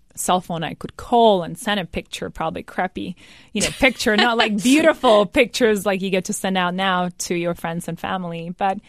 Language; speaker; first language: English; non-native, fluent; Czech